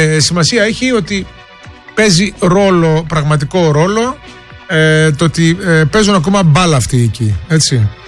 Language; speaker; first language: Greek; native; Greek